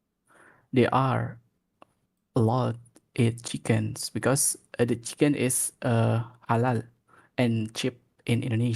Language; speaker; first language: English; non-native, learner; Indonesian